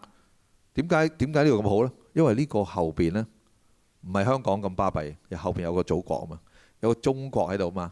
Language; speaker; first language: Cantonese; native; Cantonese